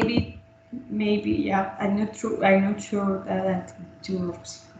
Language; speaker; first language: English; non-native, learner; Spanish